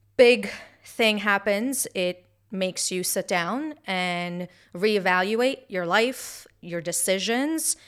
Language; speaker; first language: English; early bilingual, other home language; Hebrew